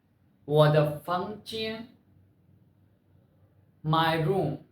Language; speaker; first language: Chinese; non-native, fluent; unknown